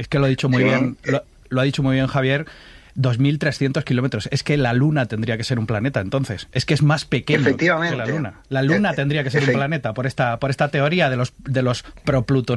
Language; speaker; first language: Spanish; native; Spanish